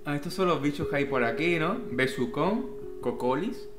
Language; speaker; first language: Spanish; native; Spanish